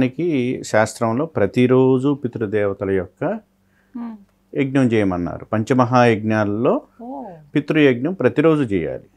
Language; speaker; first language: Telugu; native; Telugu